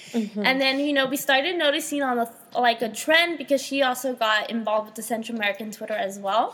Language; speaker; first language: English; early bilingual, other home language; Spanish